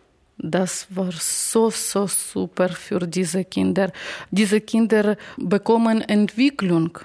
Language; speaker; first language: German; non-native, learner; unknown